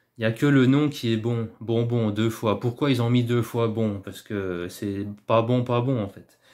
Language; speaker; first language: French; native; French